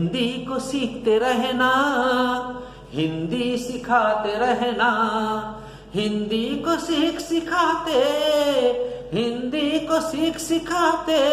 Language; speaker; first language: Hindi; non-native, local second language; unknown